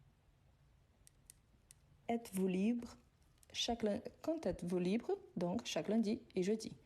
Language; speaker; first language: French; non-native, fluent; Arabic